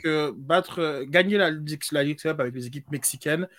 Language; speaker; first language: French; native; French